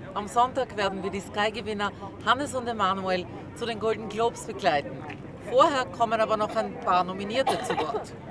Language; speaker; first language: German; native; German